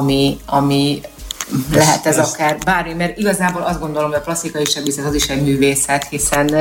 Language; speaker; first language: Hungarian; native; Hungarian